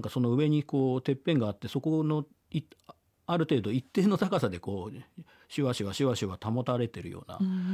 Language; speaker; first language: Japanese; native; Japanese